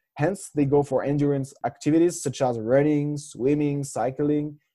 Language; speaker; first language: English; non-native, fluent; French